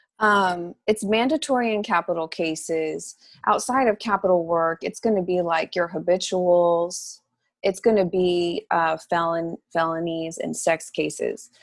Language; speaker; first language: English; native; English